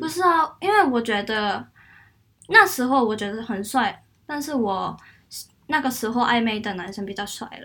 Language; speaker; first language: Chinese; non-native, fluent; Korean